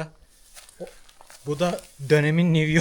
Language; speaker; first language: Turkish; native; Turkish